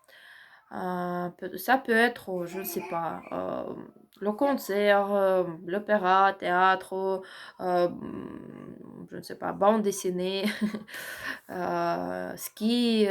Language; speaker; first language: French; non-native, learner; Ukrainian